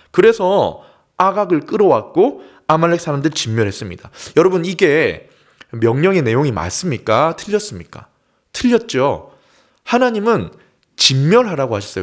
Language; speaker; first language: Korean; native; Korean